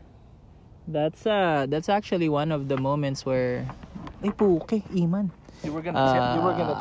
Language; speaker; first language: English; non-native, local second language; Filipino